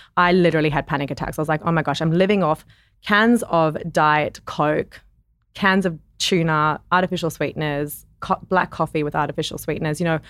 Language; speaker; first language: English; native; English